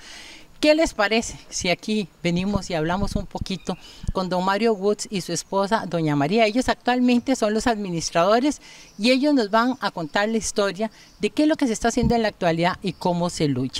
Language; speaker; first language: Spanish; native; Spanish